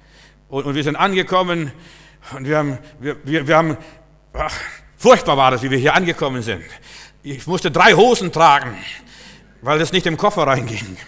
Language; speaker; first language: German; native; German